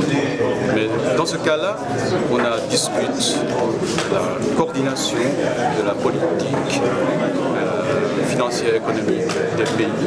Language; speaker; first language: French; non-native, fluent; Chinese